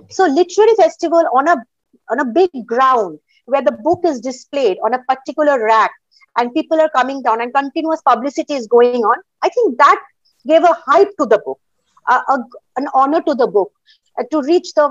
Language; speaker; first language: English; non-native, local second language; Bangla